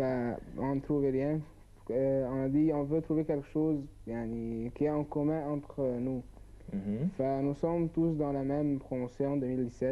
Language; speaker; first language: French; non-native, learner; Arabic